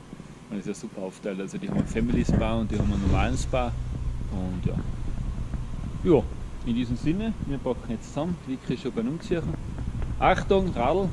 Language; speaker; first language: German; native; German